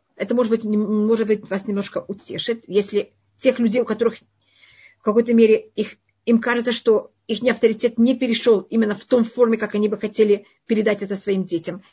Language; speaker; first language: Russian; early bilingual, heritage; Russian